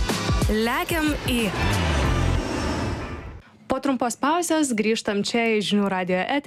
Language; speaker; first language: Lithuanian; native; Lithuanian